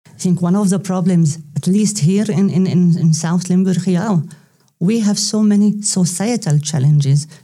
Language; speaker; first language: English; non-native, fluent; Arabic